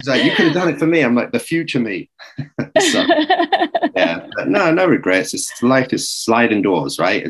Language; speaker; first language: English; native; English